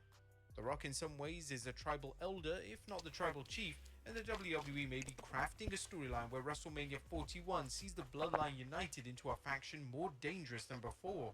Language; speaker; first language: English; native; English